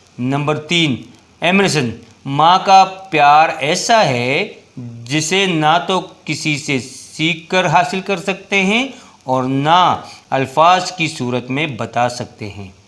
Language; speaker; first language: Urdu; non-native, local second language; Pashto